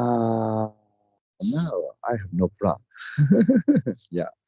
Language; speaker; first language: English; non-native, learner; Japanese